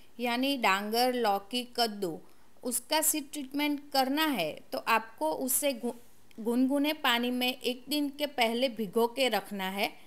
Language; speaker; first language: Hindi; non-native, local second language; Gujarati